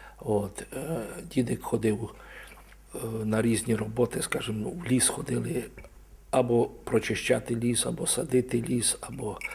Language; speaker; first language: Ukrainian; native; Ukrainian